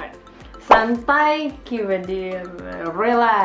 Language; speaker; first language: French; non-native, learner; Indonesian